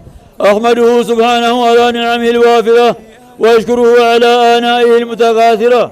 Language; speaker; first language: Arabic; non-native, fluent; Oromo